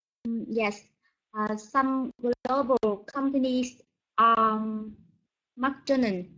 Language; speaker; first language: English; non-native, learner; Vietnamese